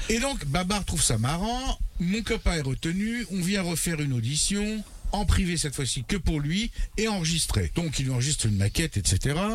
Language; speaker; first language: French; early bilingual, other home language; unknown